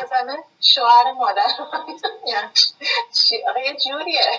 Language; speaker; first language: Persian; native; Persian